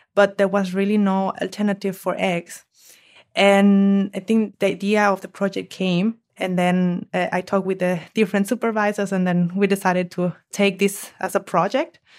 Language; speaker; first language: English; non-native, fluent; Spanish